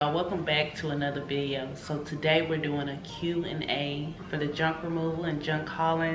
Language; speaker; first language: English; native; English